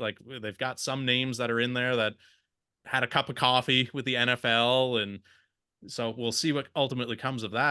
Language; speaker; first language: English; native; English